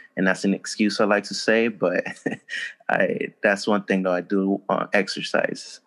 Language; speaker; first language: English; early bilingual, other home language; Spanish